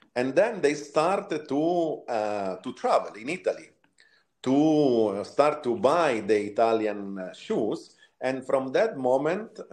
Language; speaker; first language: English; non-native, fluent; Italian